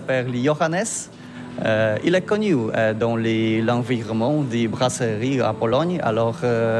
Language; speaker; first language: French; non-native, learner; Polish